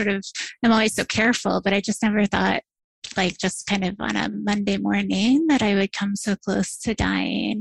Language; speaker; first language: English; native; English